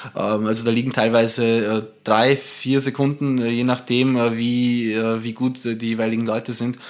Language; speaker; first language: German; early bilingual, other home language; Romanian